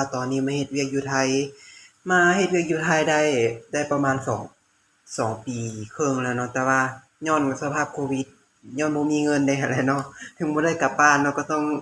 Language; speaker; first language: Lao; native; Lao